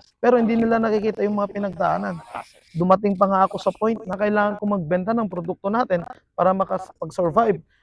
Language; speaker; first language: Filipino; non-native, local second language; Iloko